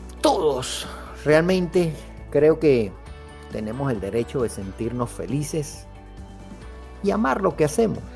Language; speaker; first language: Spanish; native; Spanish